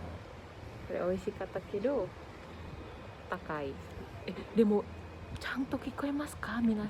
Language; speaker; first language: Japanese; non-native, learner; Indonesian